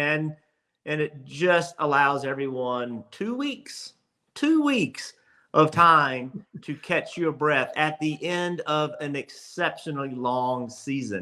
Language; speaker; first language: English; native; English